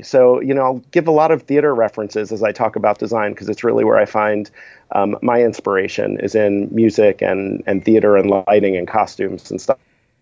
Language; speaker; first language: English; native; English